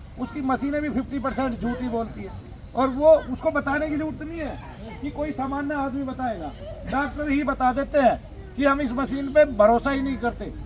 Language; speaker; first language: Hindi; native; Hindi